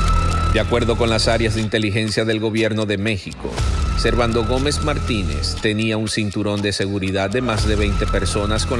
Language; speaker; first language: Spanish; native; Spanish